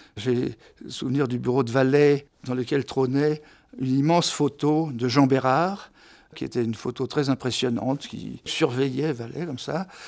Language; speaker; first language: French; non-native, fluent; Italian